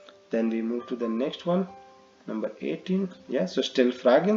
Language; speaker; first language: English; non-native, local second language; Hindi